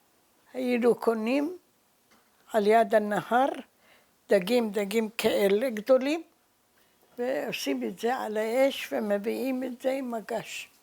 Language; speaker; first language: Hebrew; early bilingual, other home language; Arabic